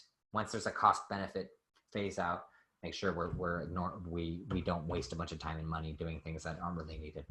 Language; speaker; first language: English; native; English